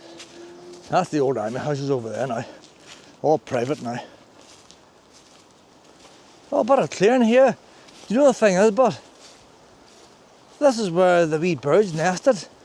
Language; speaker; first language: English; native; English